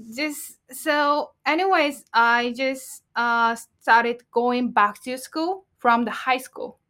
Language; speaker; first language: English; non-native, learner; Japanese